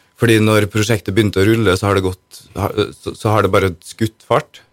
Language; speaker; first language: Norwegian; native; Norwegian